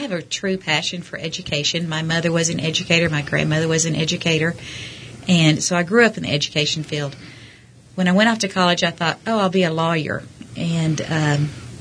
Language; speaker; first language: English; native; English